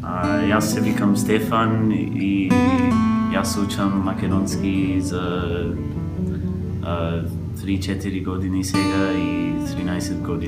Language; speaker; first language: Macedonian; early bilingual, heritage; Macedonian